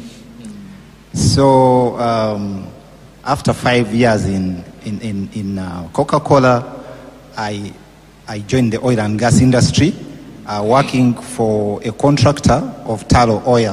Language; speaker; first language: English; non-native, local second language; Nyankole